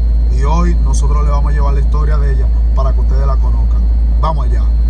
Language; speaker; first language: Spanish; native; Spanish